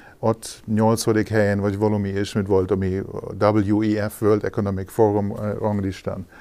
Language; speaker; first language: Hungarian; non-native, learner; German